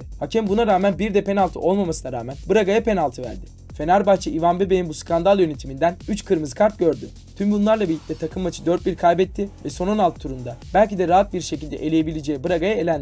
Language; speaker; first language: Turkish; native; Turkish